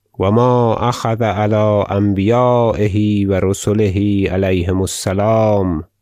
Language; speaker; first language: Arabic; non-native, fluent; Persian